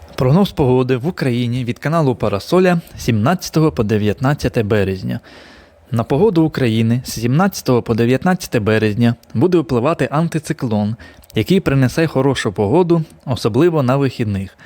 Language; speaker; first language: Ukrainian; native; Ukrainian